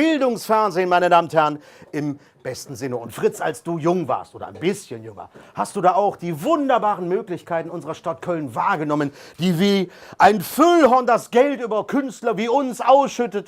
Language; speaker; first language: German; native; German